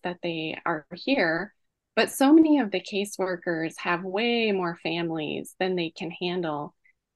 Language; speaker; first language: English; native; English